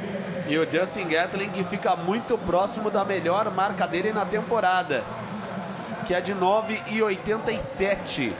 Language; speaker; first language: Portuguese; native; Portuguese